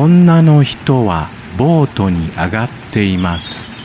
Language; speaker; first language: Japanese; non-native, learner; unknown